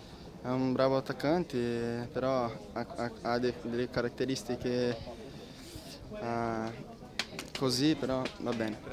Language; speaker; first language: Italian; non-native, fluent; Portuguese